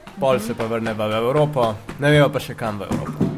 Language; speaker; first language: Slovenian; native; Slovenian